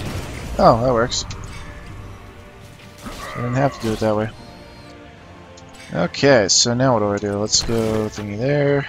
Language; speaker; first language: English; native; English